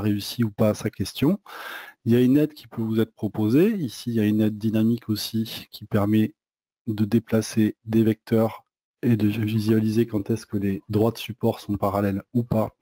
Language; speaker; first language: French; native; French